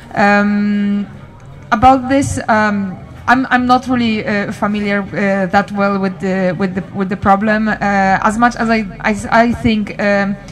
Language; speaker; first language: English; non-native, learner; Polish